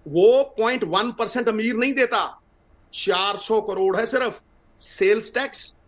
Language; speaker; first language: Hindi; non-native, local second language; Punjabi